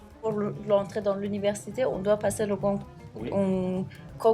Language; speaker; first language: French; non-native, fluent; Persian